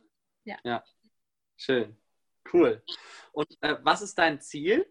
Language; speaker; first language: German; native; German